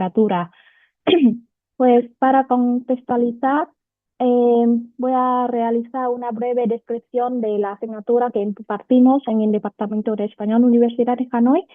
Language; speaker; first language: Spanish; non-native, fluent; Vietnamese